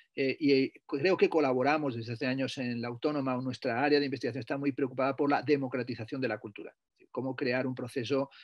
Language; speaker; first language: Spanish; native; Spanish